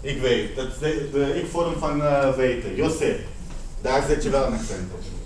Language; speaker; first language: Dutch; non-native, fluent; Spanish